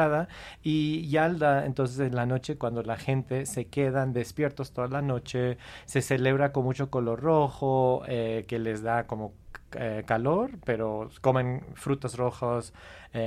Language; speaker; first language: Spanish; non-native, fluent; English